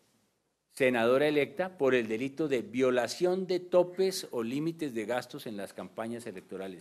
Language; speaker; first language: Spanish; native; Spanish